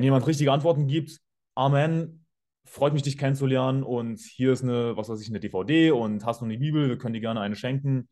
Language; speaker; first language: German; native; German